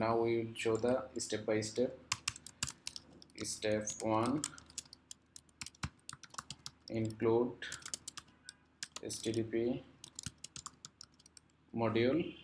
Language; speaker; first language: English; non-native, local second language; Bangla